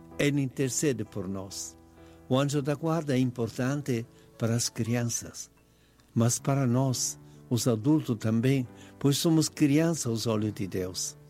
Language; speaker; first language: Portuguese; non-native, fluent; Italian